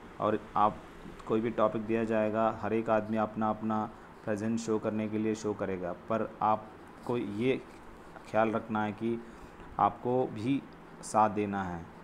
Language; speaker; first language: Hindi; non-native, local second language; Telugu